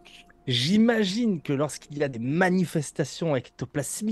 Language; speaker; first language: French; native; French